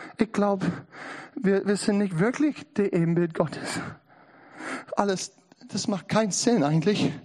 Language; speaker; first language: German; non-native, learner; English